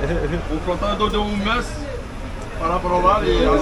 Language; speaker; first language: Spanish; non-native, learner; Arabic